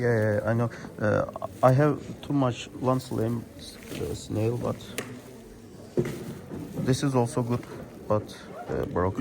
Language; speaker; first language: English; non-native, learner; Turkish